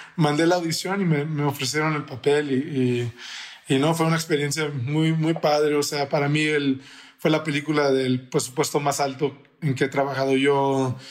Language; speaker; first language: Spanish; early bilingual, heritage; Spanish